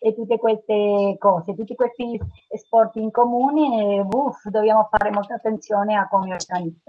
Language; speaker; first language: Italian; non-native, learner; Spanish